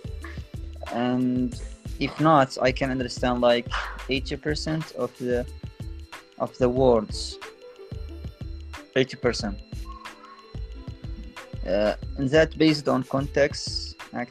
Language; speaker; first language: English; non-native, fluent; Arabic